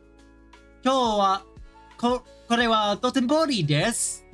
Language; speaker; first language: Japanese; non-native, learner; English